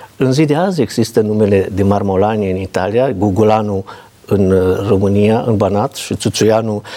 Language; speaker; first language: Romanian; native; Romanian